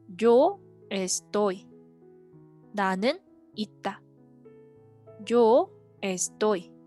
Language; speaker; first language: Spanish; non-native, fluent; Korean